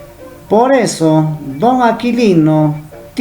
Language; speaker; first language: Spanish; non-native, local second language; Quechua